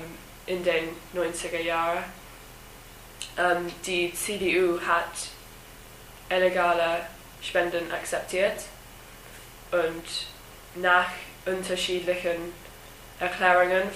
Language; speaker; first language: German; non-native, learner; English